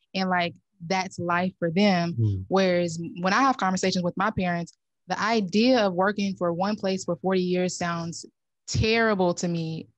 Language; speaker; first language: English; native; English